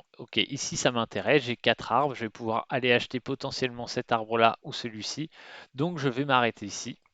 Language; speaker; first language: French; native; French